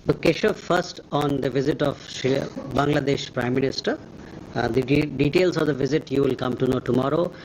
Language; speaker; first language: English; non-native, local second language; Hindi